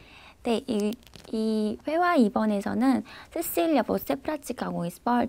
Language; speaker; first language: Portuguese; non-native, fluent; Korean